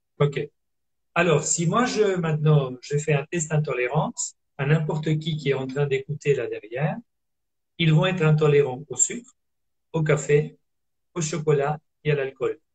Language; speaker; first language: French; non-native, fluent; Italian